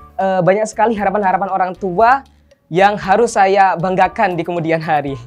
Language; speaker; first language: Indonesian; native; Indonesian